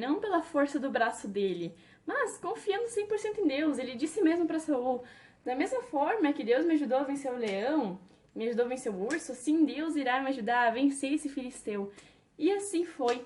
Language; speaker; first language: Portuguese; native; Portuguese